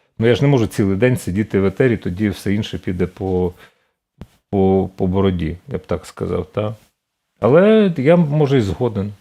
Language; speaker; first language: Ukrainian; native; Ukrainian